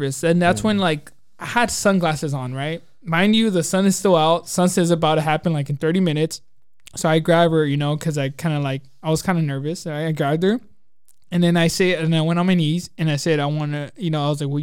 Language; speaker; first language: English; native; English